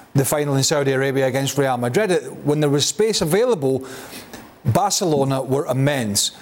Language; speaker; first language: English; native; English